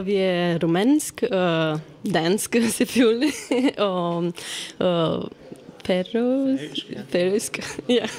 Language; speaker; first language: Danish; non-native, learner; Romanian